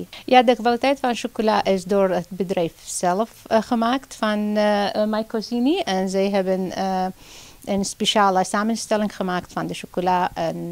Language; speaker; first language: Dutch; non-native, fluent; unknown